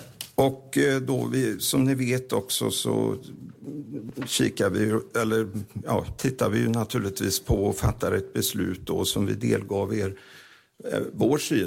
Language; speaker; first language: Swedish; native; Swedish